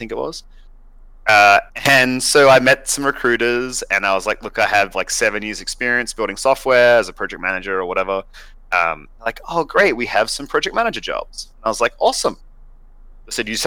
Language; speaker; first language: English; native; English